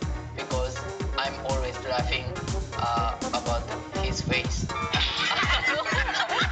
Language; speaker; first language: English; non-native, learner; Japanese